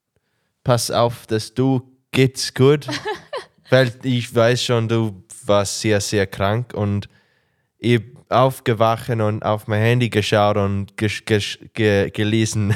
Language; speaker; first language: German; non-native, learner; English